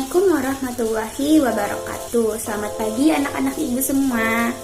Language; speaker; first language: Indonesian; non-native, local second language; Banjar